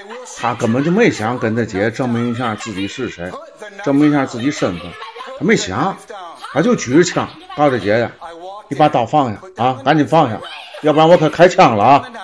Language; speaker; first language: Chinese; native; Chinese